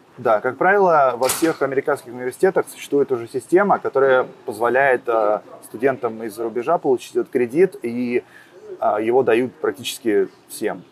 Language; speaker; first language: Russian; native; Russian